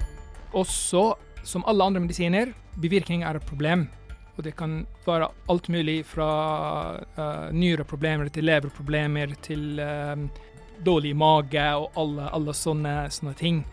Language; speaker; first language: Norwegian; non-native, fluent; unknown